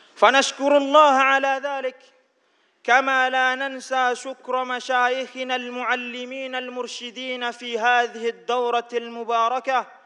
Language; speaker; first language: Arabic; non-native, fluent; Indonesian